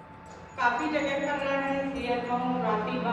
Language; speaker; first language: Hindi; native; Hindi